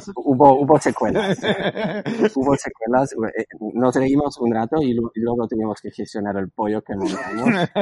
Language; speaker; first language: Spanish; non-native, fluent; Slovak